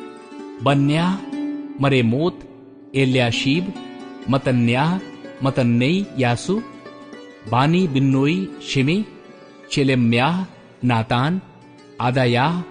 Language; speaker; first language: Hindi; native; Hindi